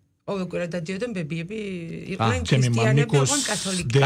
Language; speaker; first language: Georgian; native; Georgian